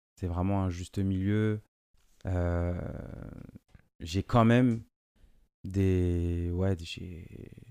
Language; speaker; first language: French; native; French